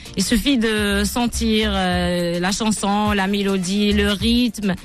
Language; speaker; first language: French; non-native, local second language; Arabic